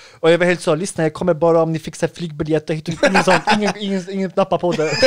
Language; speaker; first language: Swedish; early bilingual, other home language; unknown